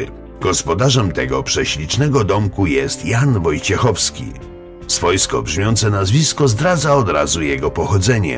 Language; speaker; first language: Polish; native; Polish